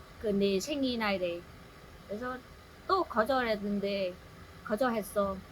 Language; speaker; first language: Korean; non-native, learner; Vietnamese